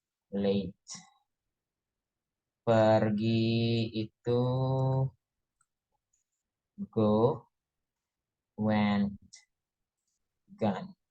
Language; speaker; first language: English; non-native, fluent; Indonesian